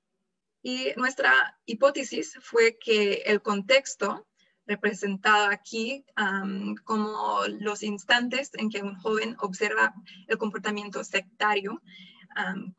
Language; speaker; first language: Spanish; non-native, fluent; English